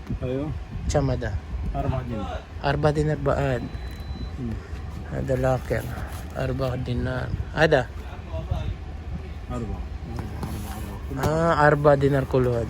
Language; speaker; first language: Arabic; non-native, learner; Filipino